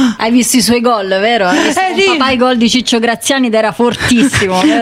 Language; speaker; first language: Italian; native; Italian